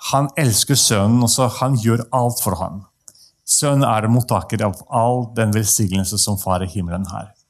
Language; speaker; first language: Norwegian; non-native, fluent; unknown